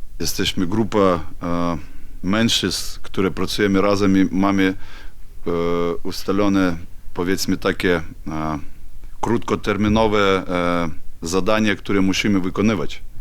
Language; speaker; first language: Polish; non-native, learner; Ukrainian